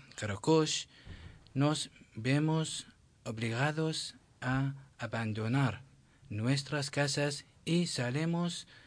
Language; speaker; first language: Spanish; non-native, learner; Assyrian Neo-Aramaic